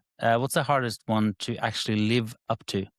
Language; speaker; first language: English; non-native, fluent; Norwegian